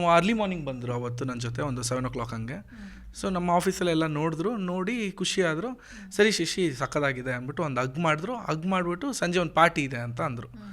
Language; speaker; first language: Kannada; native; Kannada